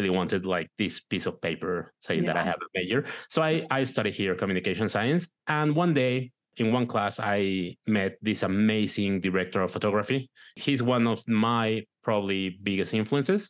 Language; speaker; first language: English; non-native, fluent; Spanish